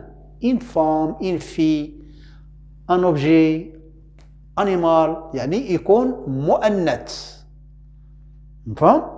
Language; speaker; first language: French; non-native, local second language; Arabic